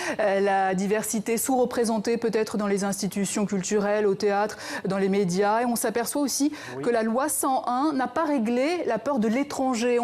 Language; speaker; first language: French; native; French